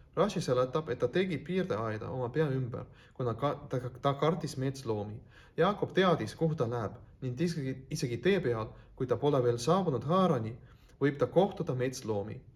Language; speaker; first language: Estonian; non-native, local second language; Russian